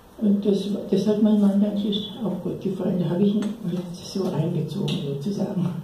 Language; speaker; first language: German; native; German